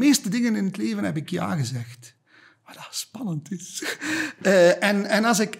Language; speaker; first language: Dutch; native; Dutch